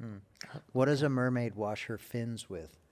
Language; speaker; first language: English; native; English